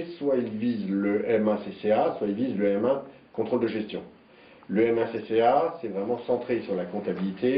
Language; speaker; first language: French; native; French